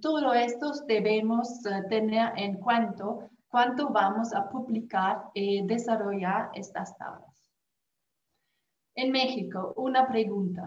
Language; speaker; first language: Spanish; non-native, fluent; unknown